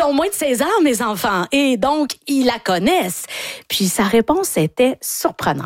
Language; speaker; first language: French; native; French